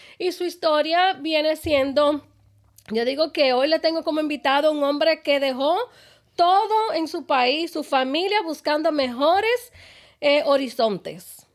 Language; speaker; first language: Spanish; native; Spanish